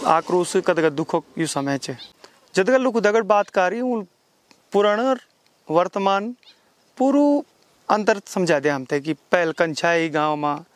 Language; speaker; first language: Hindi; non-native, local second language; Garhwali